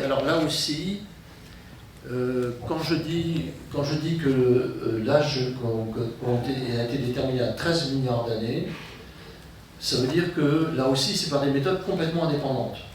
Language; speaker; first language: French; native; French